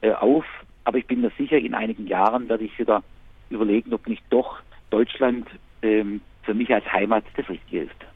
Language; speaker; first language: German; native; German